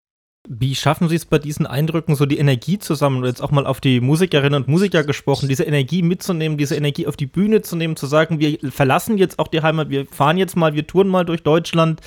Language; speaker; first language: German; native; German